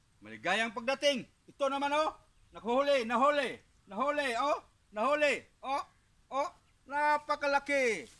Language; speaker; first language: Filipino; non-native, local second language; Cebuano